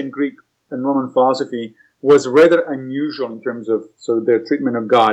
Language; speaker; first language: English; non-native, fluent; Italian